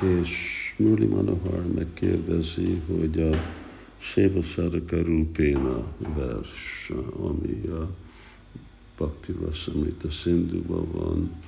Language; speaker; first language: Hungarian; early bilingual, heritage; Hungarian